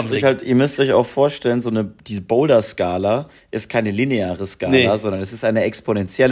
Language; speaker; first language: German; native; German